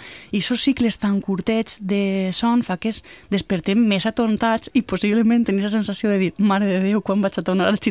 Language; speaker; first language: Catalan; native; Catalan